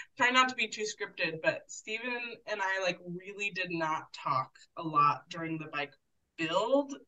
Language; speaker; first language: English; native; English